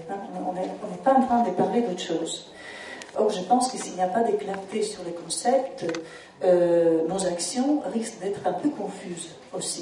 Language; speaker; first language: French; non-native, fluent; Italian